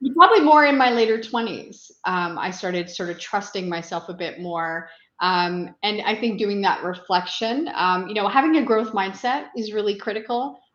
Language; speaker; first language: English; native; English